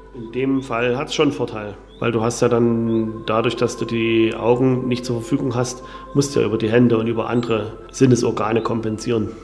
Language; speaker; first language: German; native; German